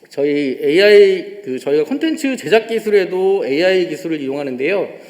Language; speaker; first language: Korean; native; Korean